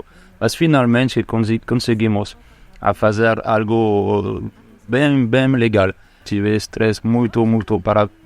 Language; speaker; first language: Portuguese; non-native, fluent; French